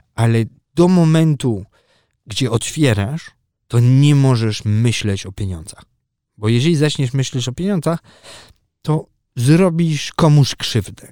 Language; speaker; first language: Polish; early bilingual, heritage; Polish